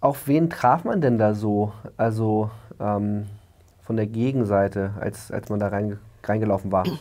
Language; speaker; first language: German; native; German